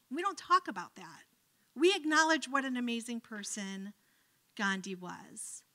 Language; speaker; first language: English; native; English